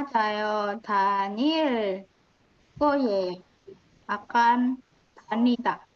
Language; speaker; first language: Korean; non-native, fluent; Indonesian